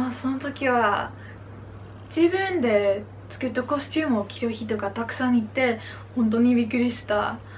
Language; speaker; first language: Japanese; non-native, learner; Dutch